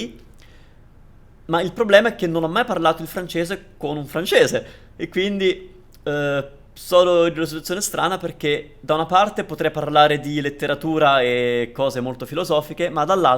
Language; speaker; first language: Italian; native; Italian